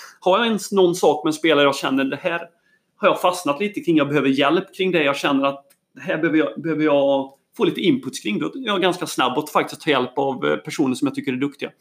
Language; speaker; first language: Swedish; native; Swedish